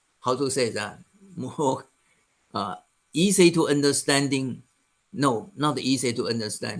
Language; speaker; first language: English; non-native, fluent; Chinese